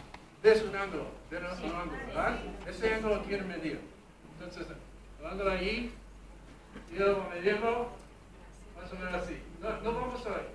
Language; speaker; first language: Spanish; non-native, fluent; English